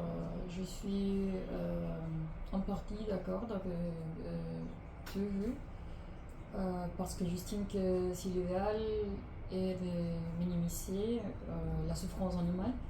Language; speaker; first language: French; non-native, learner; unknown